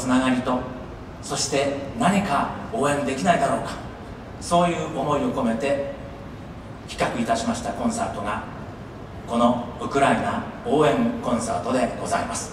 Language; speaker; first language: Japanese; native; Japanese